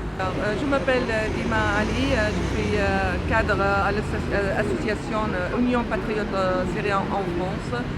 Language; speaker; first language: French; non-native, fluent; Arabic